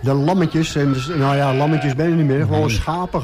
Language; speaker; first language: Dutch; native; Dutch